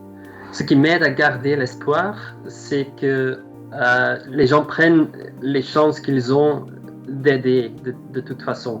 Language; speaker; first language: French; non-native, local second language; Dutch